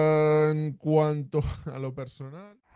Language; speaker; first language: Spanish; native; Spanish